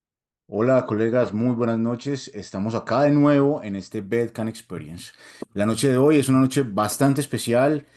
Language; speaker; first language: Spanish; native; Spanish